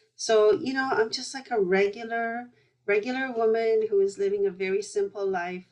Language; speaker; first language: English; early bilingual, other home language; Polish